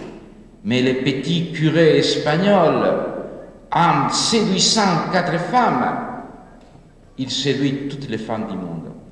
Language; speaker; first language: French; non-native, fluent; Spanish